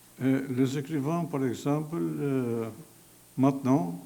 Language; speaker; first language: French; non-native, fluent; Albanian